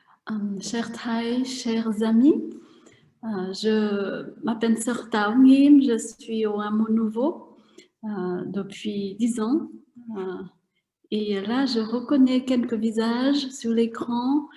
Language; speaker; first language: French; non-native, fluent; Vietnamese